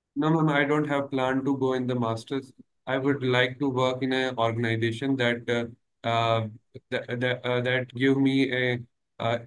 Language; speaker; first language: English; non-native, local second language; Hindi